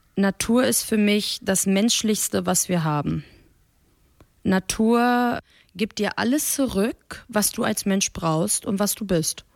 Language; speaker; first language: German; early bilingual, other home language; Persian